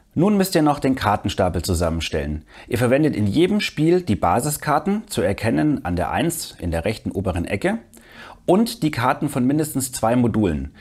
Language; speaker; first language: German; native; German